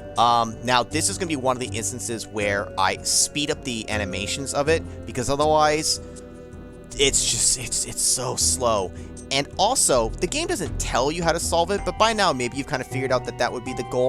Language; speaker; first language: English; native; English